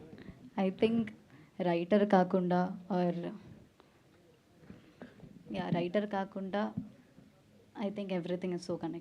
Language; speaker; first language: Telugu; non-native, local second language; Malayalam